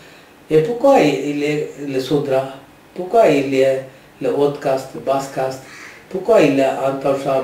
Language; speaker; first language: French; non-native, learner; Tamil